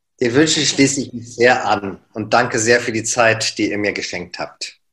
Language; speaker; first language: German; native; German